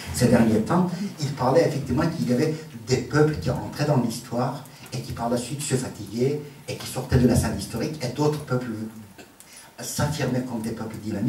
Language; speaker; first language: French; non-native, fluent; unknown